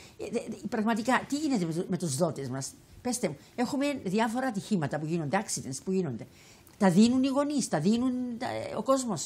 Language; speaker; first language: Greek; native; Greek